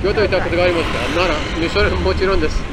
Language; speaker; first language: Japanese; non-native, learner; Khmer